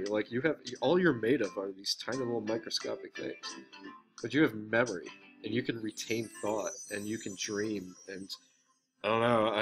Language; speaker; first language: English; native; English